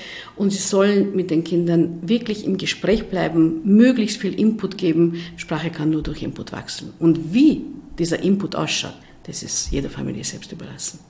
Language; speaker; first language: German; non-native, fluent; Hungarian